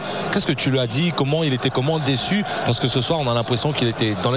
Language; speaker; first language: French; native; French